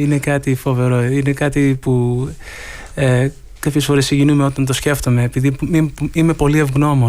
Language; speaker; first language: Greek; early bilingual, heritage; Greek